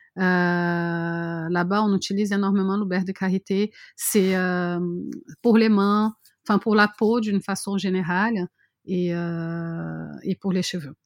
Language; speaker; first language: French; non-native, fluent; Portuguese